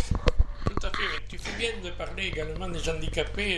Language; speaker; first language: French; native; French